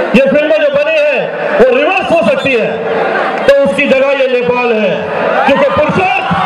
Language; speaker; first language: Hindi; native; Hindi